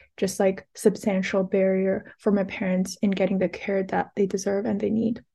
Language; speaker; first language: English; early bilingual, other home language; Chinese